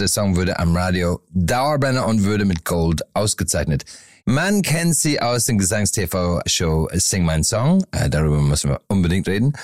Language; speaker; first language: German; non-native, fluent; English